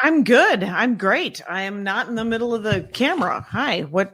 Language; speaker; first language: English; native; English